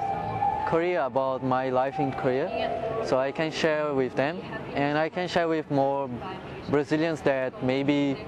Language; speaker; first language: English; non-native, fluent; Portuguese